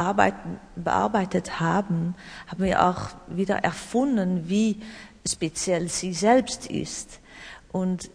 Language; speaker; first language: German; non-native, learner; Dutch